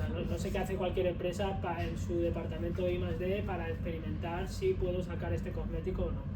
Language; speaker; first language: Spanish; native; Spanish